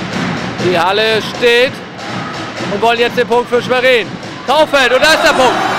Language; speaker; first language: German; native; German